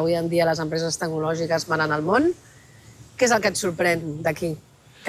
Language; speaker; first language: Catalan; native; Catalan